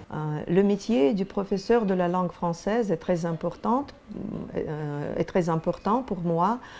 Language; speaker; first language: French; non-native, fluent; Russian